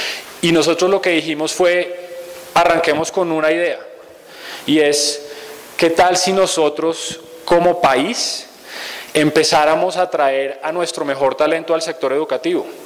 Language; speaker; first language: Spanish; native; Spanish